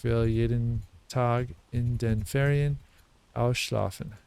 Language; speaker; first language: German; non-native, learner; English